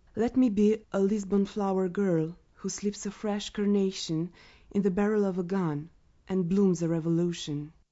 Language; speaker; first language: English; non-native, fluent; Romanian